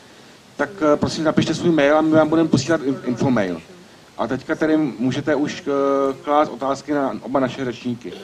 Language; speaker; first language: Czech; native; Czech